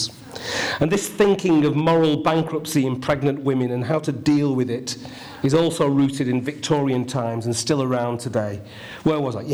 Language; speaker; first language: English; native; English